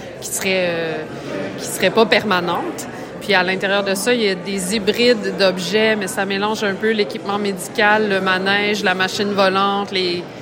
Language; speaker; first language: French; native; French